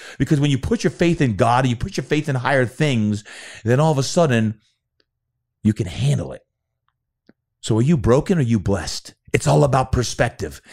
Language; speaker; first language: English; native; English